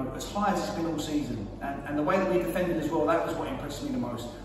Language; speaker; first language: English; native; English